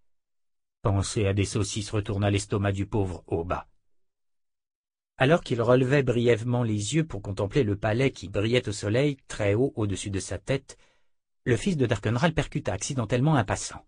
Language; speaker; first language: French; native; French